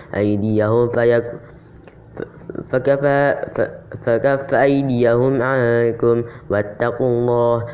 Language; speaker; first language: Arabic; non-native, learner; Indonesian